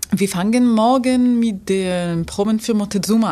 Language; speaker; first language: German; non-native, fluent; Spanish